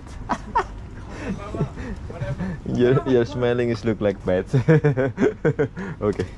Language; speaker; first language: English; non-native, learner; Indonesian